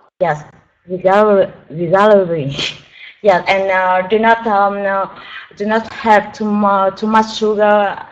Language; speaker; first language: English; non-native, learner; Vietnamese